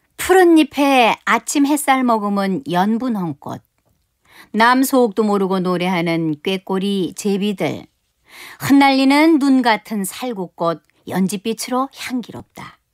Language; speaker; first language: Korean; native; Korean